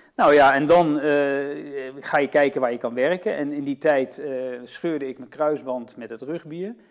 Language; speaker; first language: Dutch; native; Dutch